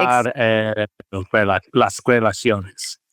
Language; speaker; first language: Spanish; non-native, learner; English